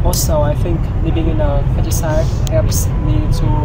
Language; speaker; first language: English; non-native, learner; Vietnamese